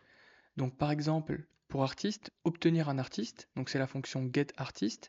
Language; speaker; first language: French; native; French